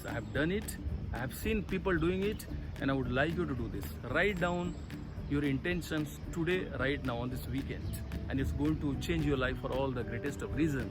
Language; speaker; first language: English; non-native, local second language; Hindi